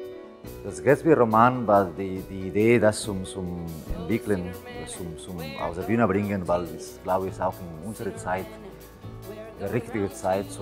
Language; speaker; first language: German; non-native, fluent; Spanish